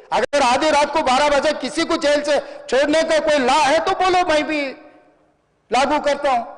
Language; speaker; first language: Hindi; non-native, local second language; Telugu